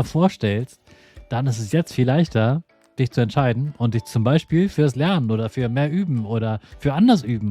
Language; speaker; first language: German; native; German